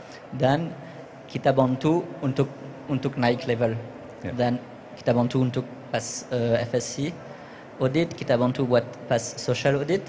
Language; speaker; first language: Indonesian; non-native, fluent; French